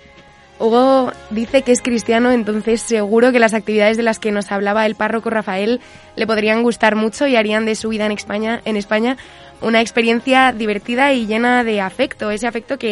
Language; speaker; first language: Spanish; native; Spanish